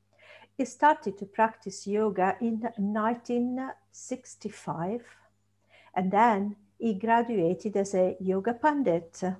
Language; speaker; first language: English; non-native, fluent; Italian